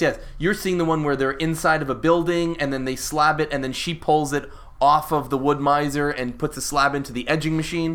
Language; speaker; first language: English; native; English